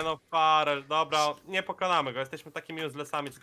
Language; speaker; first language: Polish; native; Polish